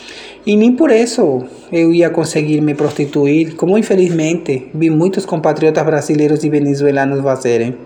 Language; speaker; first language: Portuguese; non-native, fluent; Spanish